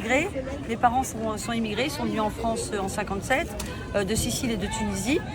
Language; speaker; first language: French; early bilingual, other home language; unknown